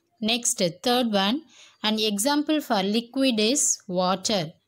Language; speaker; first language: English; non-native, local second language; Tamil